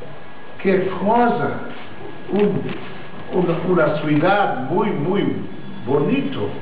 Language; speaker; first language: Spanish; non-native, learner; English